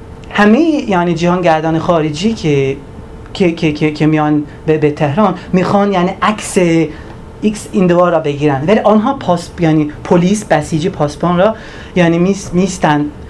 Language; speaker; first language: Persian; non-native, fluent; Turkish